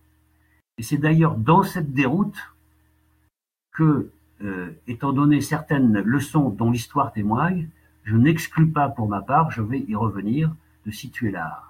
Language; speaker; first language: French; native; French